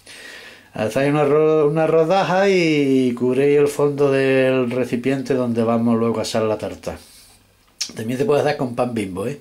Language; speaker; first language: Spanish; native; Spanish